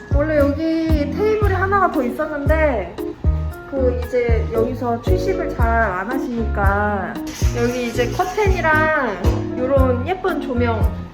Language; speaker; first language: Korean; native; Korean